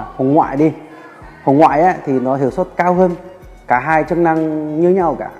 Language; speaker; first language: Vietnamese; non-native, fluent; Chinese